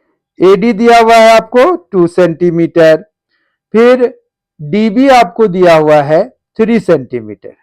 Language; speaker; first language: Hindi; native; Hindi